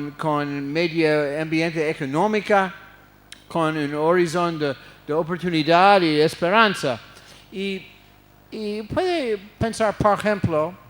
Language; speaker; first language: Spanish; non-native, fluent; English